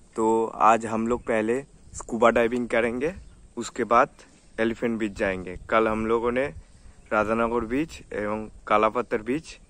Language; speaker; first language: Hindi; non-native, local second language; Bangla